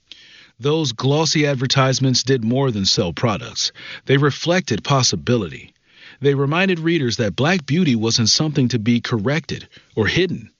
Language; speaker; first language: English; native; English